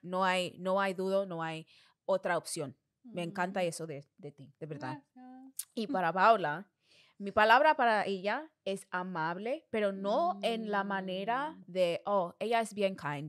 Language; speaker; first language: Spanish; non-native, learner; English